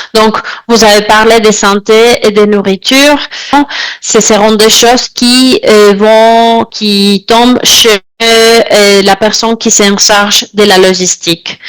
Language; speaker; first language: French; non-native, fluent; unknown